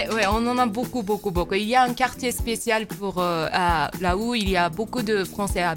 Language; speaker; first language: French; non-native, fluent; Japanese